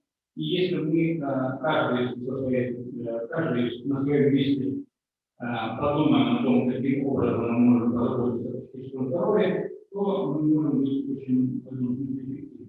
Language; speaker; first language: Russian; native; Russian